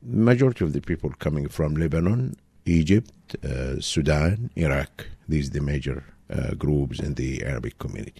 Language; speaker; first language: English; non-native, fluent; Arabic